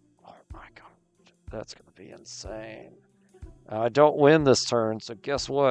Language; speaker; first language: English; native; English